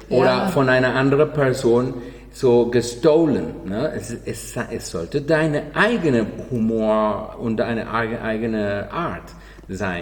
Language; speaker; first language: German; non-native, learner; Spanish